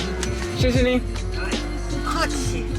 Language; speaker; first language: Chinese; non-native, learner; English